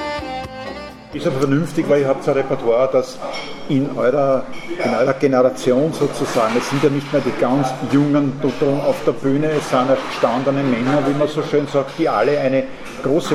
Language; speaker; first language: German; native; German